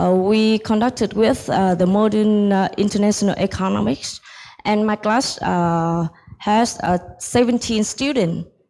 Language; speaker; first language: English; non-native, fluent; Vietnamese